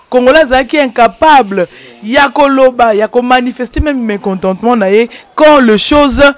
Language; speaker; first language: French; non-native, local second language; Lingala